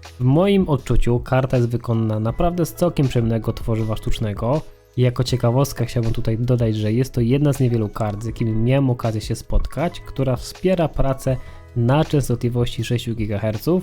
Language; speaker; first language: Polish; native; Polish